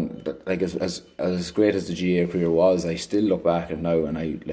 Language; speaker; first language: English; native; English